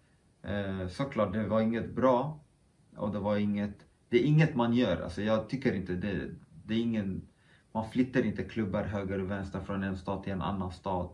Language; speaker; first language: Swedish; early bilingual, other home language; Kurdish